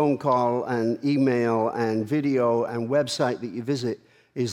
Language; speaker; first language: English; native; English